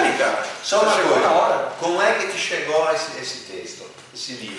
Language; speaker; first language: Portuguese; native; Portuguese